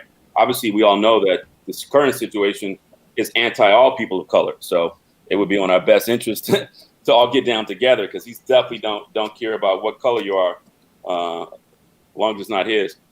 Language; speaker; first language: English; native; English